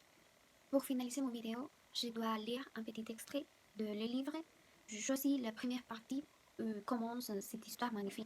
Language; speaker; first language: French; non-native, learner; Spanish